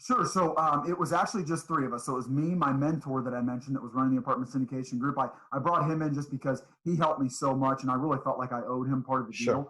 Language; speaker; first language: English; native; English